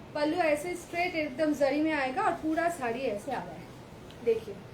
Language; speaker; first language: Hindi; non-native, local second language; Bangla